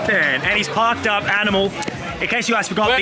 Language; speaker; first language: English; native; English